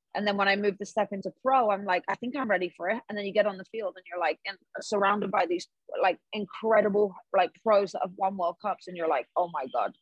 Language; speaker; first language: English; native; English